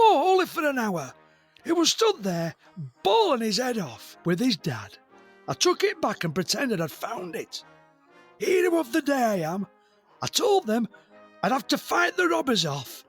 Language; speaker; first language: English; native; English